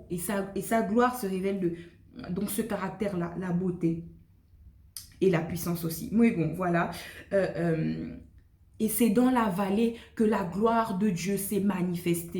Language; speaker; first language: French; native; French